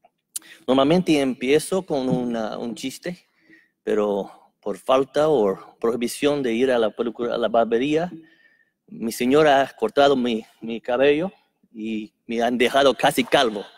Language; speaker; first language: Spanish; non-native, fluent; English